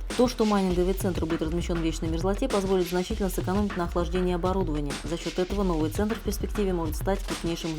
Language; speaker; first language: Russian; native; Russian